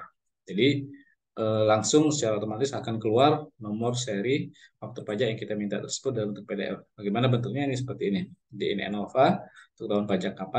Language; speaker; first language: Indonesian; native; Indonesian